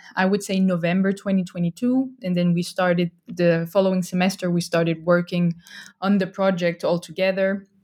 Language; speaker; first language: English; non-native, fluent; French